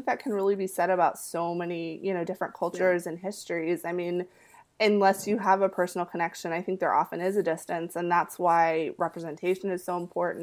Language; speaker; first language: English; early bilingual, other home language; Spanish